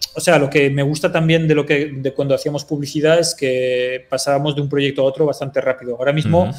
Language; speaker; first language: Spanish; early bilingual, other home language; French